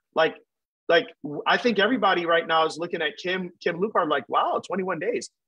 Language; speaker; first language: English; native; English